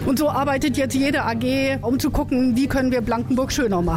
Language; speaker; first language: German; native; German